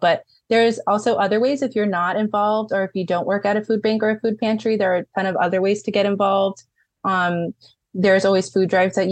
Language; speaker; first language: English; native; English